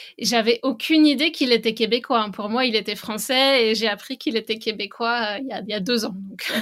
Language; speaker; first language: French; native; French